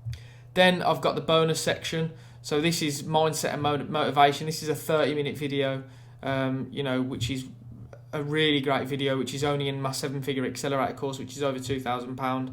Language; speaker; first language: English; native; English